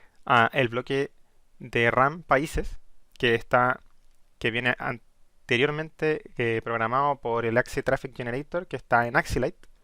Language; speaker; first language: Spanish; native; Spanish